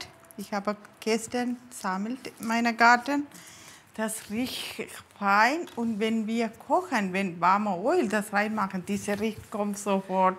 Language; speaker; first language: German; non-native, learner; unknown